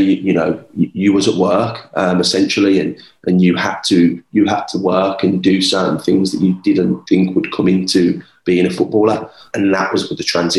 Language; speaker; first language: English; native; English